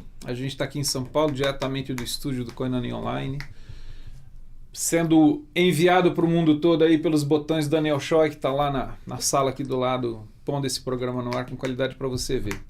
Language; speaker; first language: Portuguese; native; Portuguese